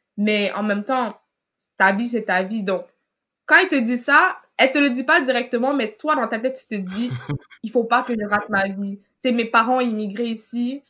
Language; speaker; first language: French; early bilingual, other home language; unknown